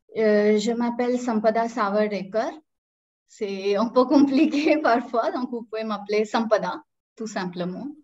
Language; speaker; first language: French; non-native, local second language; Marathi